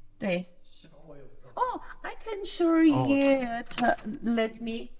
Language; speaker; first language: English; non-native, learner; Chinese